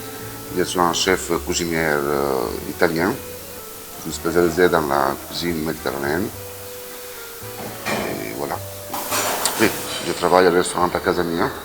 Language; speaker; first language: French; non-native, fluent; Italian